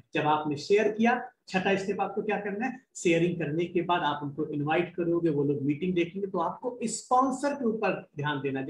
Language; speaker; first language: Hindi; native; Hindi